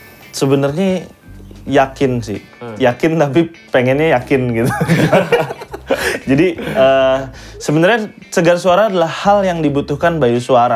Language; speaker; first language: Indonesian; native; Indonesian